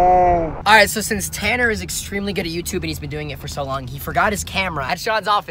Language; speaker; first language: English; native; English